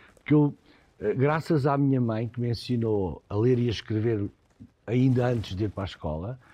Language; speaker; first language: Portuguese; native; Portuguese